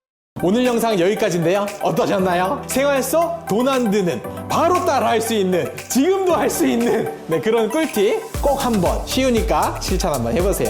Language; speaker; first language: Korean; native; Korean